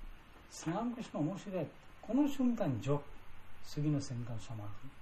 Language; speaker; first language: Japanese; non-native, learner; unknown